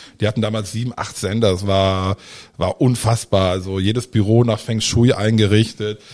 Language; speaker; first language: German; early bilingual, other home language; Italian